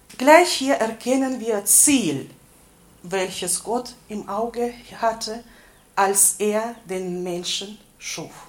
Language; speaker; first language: German; non-native, fluent; Russian